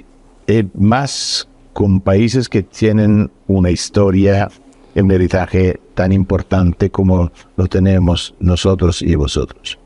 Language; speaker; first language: Spanish; non-native, fluent; Italian